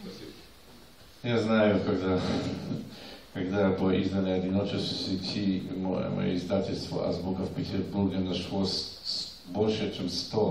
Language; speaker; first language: Russian; non-native, fluent; Polish